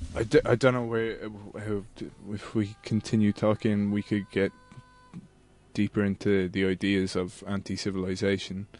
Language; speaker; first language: English; native; English